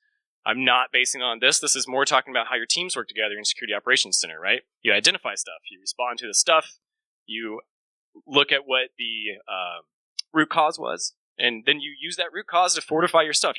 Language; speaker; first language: English; native; English